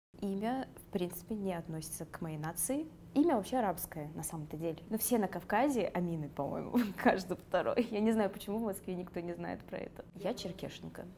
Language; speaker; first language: Russian; non-native, local second language; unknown